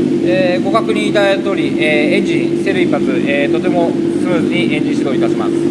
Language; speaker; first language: Japanese; native; Japanese